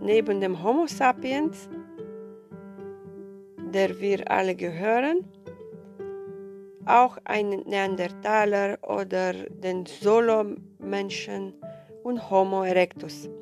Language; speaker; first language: German; non-native, fluent; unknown